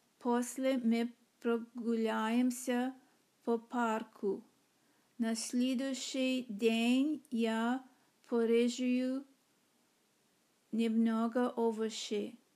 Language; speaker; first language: Russian; non-native, learner; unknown